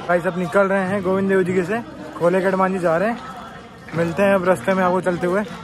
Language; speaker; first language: Hindi; native; Hindi